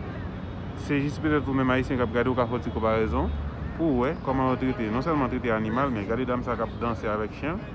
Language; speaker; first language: French; non-native, local second language; Haitian Creole